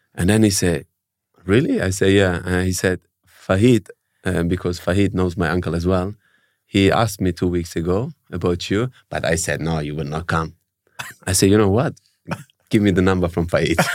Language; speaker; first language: English; early bilingual, heritage; German